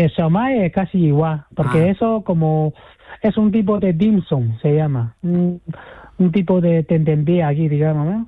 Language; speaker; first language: Spanish; non-native, fluent; Chinese